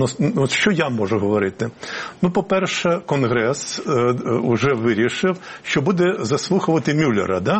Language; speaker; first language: Ukrainian; native; Ukrainian